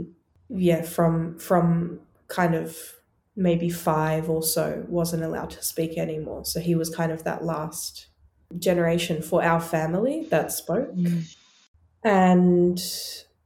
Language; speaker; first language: English; native; English